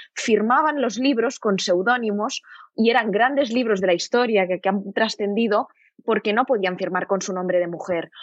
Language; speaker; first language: Spanish; native; Spanish